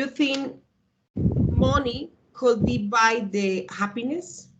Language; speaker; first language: English; non-native, learner; Spanish